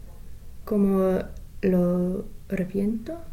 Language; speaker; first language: Spanish; non-native, fluent; English